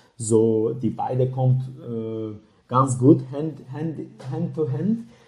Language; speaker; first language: German; non-native, learner; Turkish